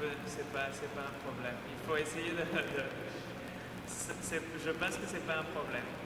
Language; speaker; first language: French; non-native, fluent; Spanish